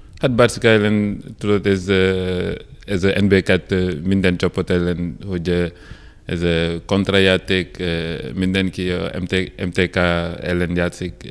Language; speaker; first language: Hungarian; non-native, learner; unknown